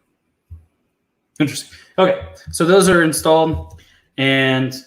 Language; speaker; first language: English; native; English